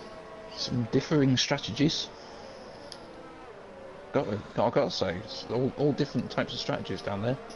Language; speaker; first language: English; native; English